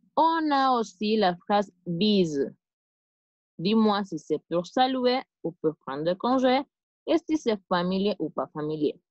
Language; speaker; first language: French; non-native, fluent; Spanish